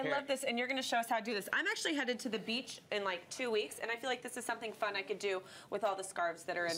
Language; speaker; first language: English; native; English